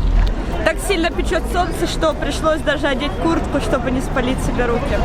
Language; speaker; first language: Russian; native; Russian